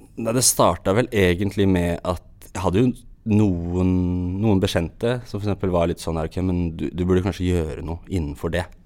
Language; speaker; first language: Norwegian; early bilingual, other home language; Arabic